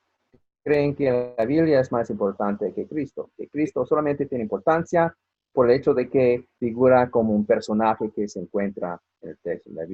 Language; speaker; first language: Spanish; non-native, fluent; English